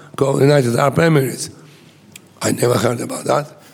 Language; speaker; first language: English; non-native, fluent; Bulgarian